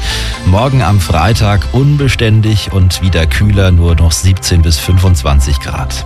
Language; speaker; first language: German; native; German